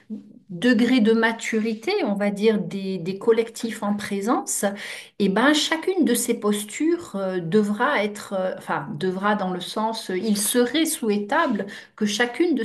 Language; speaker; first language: French; native; French